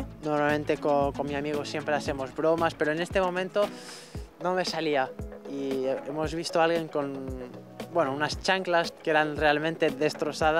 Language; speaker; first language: Spanish; non-native, fluent; French